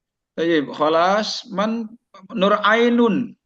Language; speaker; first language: Arabic; non-native, fluent; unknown